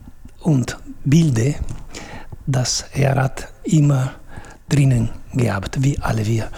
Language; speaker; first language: German; non-native, fluent; Italian